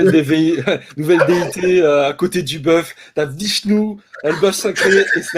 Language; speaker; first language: French; native; French